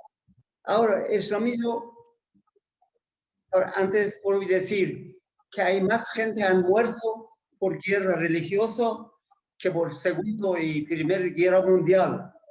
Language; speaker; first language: Spanish; non-native, learner; Persian